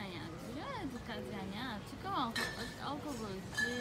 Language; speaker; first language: Korean; non-native, learner; Russian